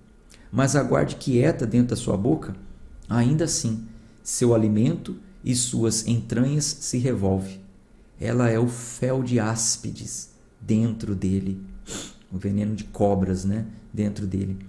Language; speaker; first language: Portuguese; native; Portuguese